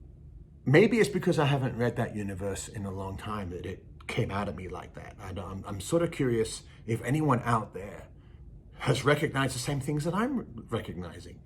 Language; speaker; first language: English; native; English